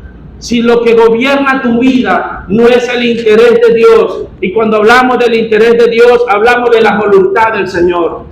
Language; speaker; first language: Spanish; native; Spanish